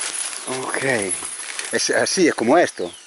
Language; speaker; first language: Spanish; non-native, learner; French